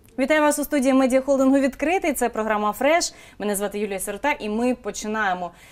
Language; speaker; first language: Ukrainian; native; Ukrainian